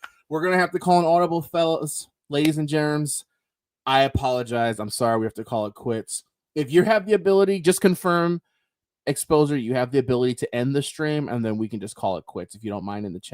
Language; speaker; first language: English; native; English